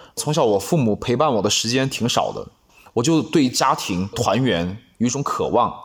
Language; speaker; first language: Chinese; non-native, local second language; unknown